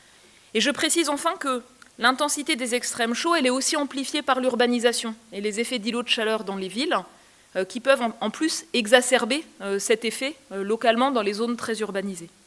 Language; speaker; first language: French; native; French